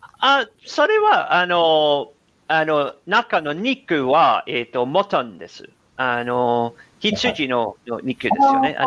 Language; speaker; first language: Japanese; non-native, learner; English